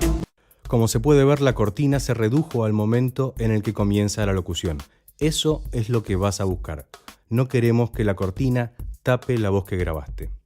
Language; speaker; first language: Spanish; native; Spanish